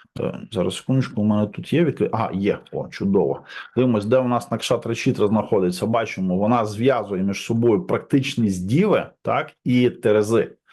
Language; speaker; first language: Ukrainian; non-native, local second language; Russian